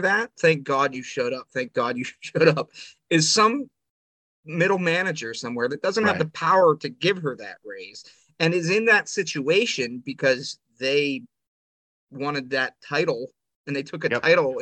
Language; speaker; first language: English; native; English